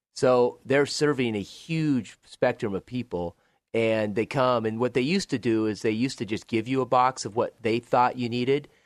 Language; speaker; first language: English; native; English